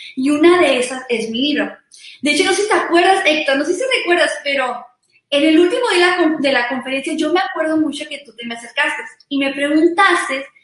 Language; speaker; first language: Spanish; early bilingual, heritage; Spanish